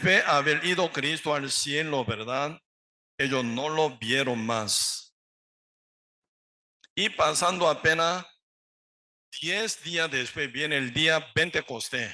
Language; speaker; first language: Spanish; non-native, learner; Korean